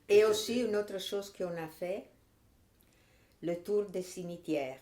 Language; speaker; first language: French; non-native, fluent; Italian